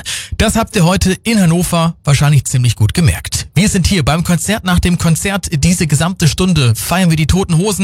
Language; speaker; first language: German; native; German